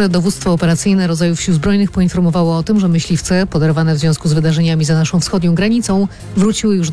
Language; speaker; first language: Polish; native; Polish